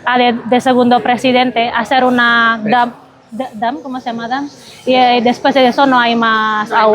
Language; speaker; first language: Spanish; non-native, learner; Indonesian